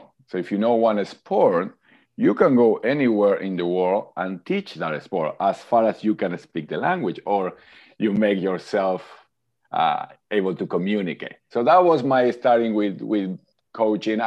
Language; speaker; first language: English; non-native, fluent; Spanish